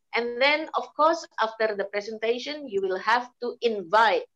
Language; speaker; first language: English; non-native, fluent; Indonesian